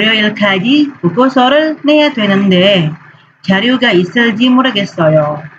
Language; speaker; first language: Korean; non-native, fluent; Indonesian